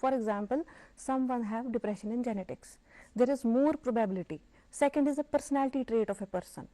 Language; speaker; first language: English; non-native, local second language; Urdu